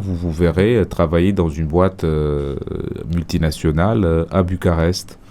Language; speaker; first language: French; native; French